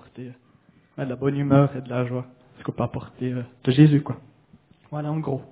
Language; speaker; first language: French; native; French